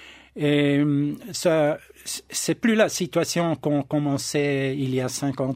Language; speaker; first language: French; non-native, local second language; German